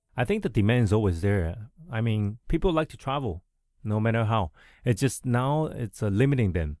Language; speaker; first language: English; early bilingual, other home language; Chinese